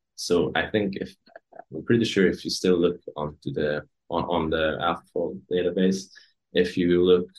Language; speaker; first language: English; non-native, fluent; Hungarian